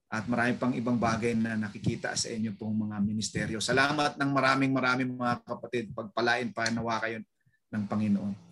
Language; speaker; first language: Filipino; native; Filipino